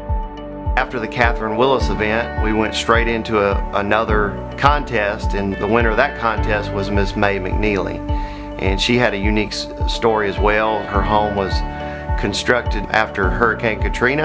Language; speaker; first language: English; native; English